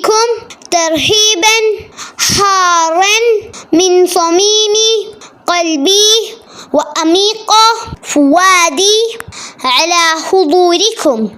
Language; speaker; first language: Arabic; non-native, learner; Malayalam